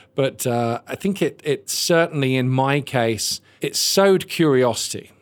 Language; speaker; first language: English; native; English